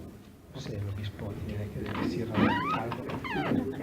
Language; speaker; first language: Spanish; non-native, fluent; Italian